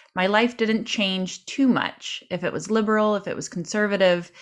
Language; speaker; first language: English; native; English